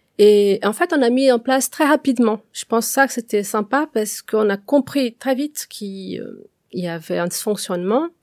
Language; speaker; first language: French; non-native, fluent; Portuguese